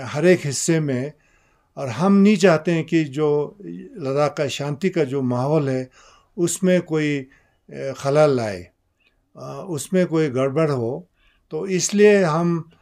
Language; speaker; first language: Hindi; non-native, local second language; Ladakhi